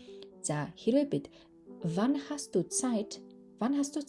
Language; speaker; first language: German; non-native, fluent; Mongolian